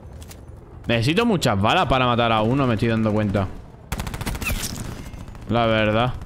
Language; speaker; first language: Spanish; native; Spanish